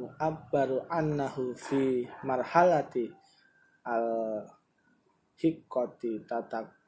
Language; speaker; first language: Arabic; non-native, learner; Indonesian